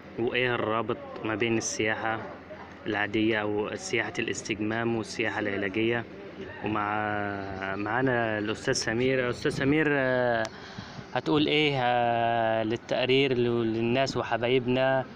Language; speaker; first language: Egyptian Arabic; non-native, local second language; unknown